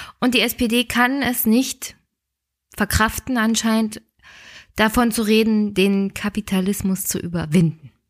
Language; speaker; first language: German; native; German